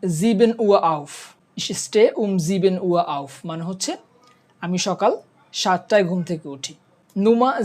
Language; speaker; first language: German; non-native, fluent; Bangla